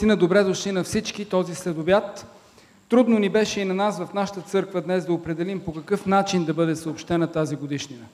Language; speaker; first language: Bulgarian; native; Bulgarian